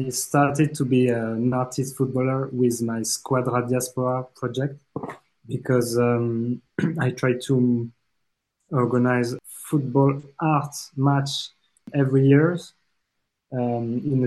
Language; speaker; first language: English; non-native, fluent; French